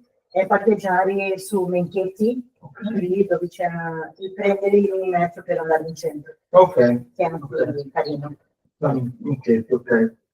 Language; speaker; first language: Italian; non-native, fluent; Portuguese